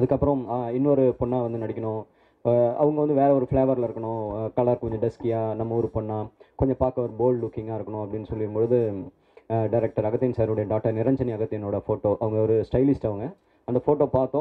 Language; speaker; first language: Tamil; native; Tamil